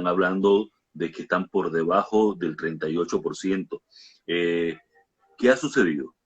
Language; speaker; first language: Spanish; native; Spanish